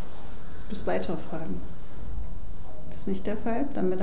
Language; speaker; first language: German; native; German